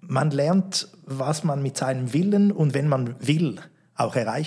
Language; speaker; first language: German; native; German